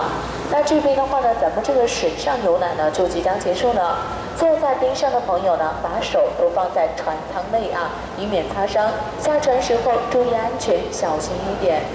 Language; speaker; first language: Chinese; native; Chinese